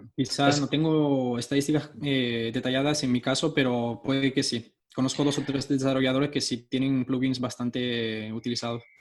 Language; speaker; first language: Spanish; early bilingual, heritage; Spanish